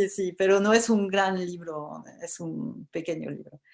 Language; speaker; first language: Spanish; non-native, fluent; French